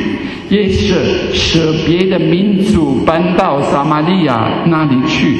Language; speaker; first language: Chinese; non-native, fluent; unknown